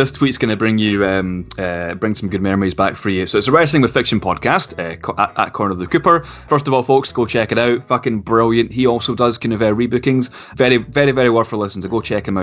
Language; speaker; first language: English; native; English